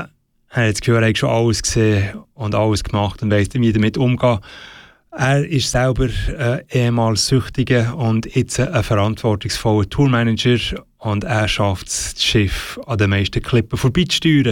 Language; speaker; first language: German; native; German